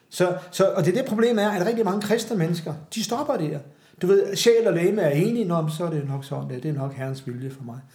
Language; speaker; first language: Danish; native; Danish